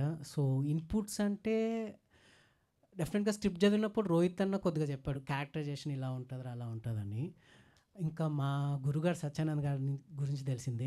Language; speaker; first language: Telugu; native; Telugu